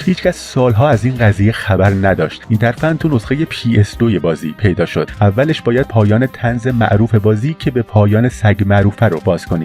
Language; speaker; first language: Persian; native; Persian